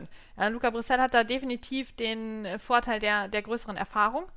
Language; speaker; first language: German; native; German